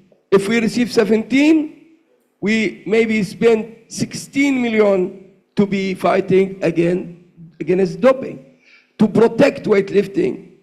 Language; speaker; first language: English; non-native, learner; Arabic